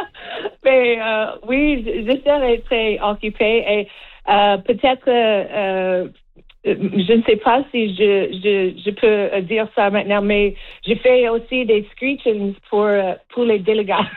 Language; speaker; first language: French; non-native, learner; English